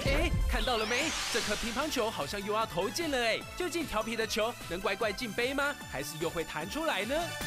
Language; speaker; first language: Chinese; native; Chinese